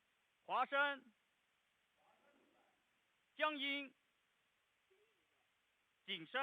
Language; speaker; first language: Chinese; native; Chinese